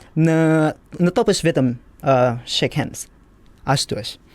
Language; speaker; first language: Albanian; non-native, learner; Indonesian